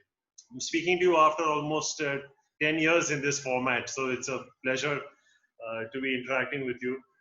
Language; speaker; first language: English; non-native, local second language; Hindi